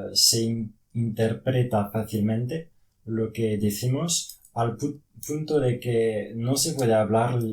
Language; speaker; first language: Spanish; non-native, fluent; French